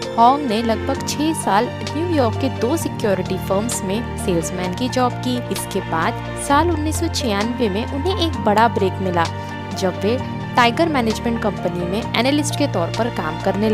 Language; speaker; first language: Hindi; native; Hindi